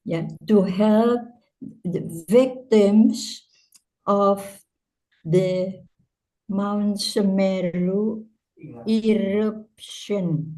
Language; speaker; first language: English; non-native, fluent; Indonesian